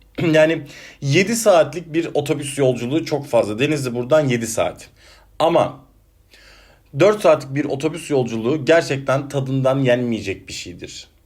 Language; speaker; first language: Turkish; native; Turkish